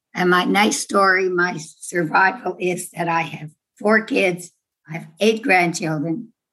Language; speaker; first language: English; non-native, fluent; Dutch